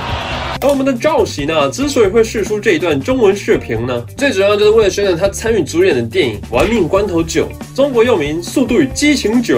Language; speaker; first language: Chinese; native; Chinese